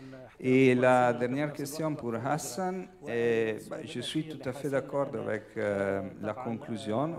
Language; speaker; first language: French; non-native, fluent; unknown